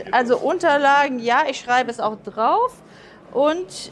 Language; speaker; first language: German; native; German